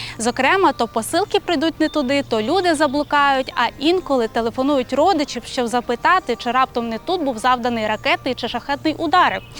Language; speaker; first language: Ukrainian; native; Ukrainian